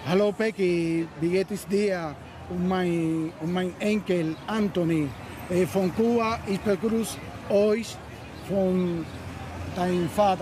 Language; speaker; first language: German; non-native, learner; Spanish